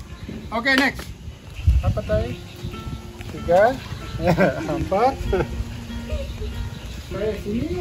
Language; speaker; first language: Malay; non-native, learner; Dutch